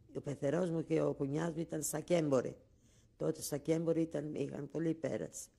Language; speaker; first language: Greek; non-native, local second language; Ladino